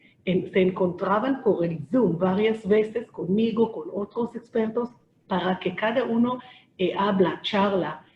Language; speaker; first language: Spanish; non-native, fluent; Hebrew